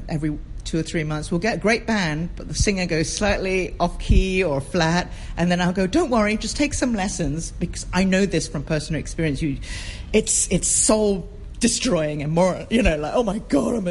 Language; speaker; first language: English; native; English